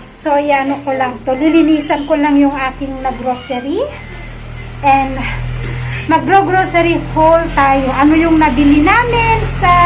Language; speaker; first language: Filipino; non-native, local second language; Iloko